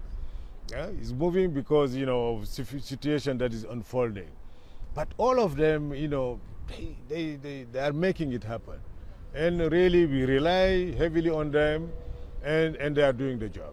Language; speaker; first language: English; non-native, fluent; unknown